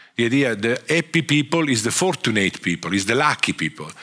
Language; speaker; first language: English; non-native, fluent; Italian